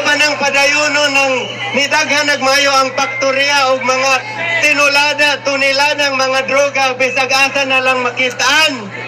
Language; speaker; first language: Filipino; non-native, local second language; Cebuano